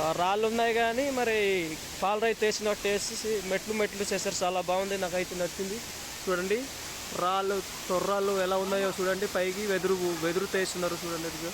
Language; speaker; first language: Telugu; native; Telugu